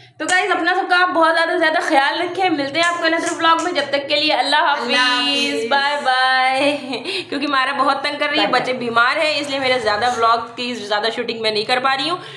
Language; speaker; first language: Hindi; native; Hindi